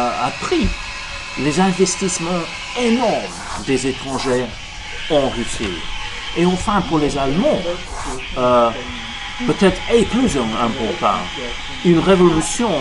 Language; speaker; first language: French; non-native, fluent; English